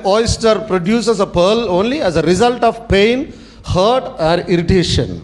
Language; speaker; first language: English; non-native, local second language; Telugu